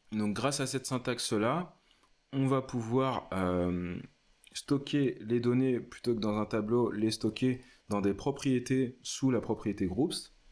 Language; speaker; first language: French; native; French